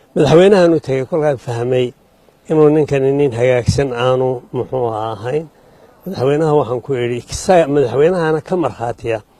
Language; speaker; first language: Somali; native; Somali